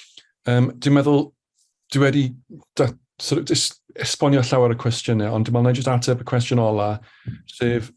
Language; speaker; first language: Welsh; native; Welsh